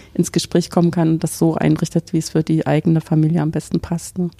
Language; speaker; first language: German; native; German